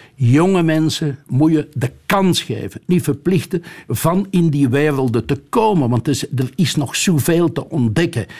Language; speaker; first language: Dutch; native; Dutch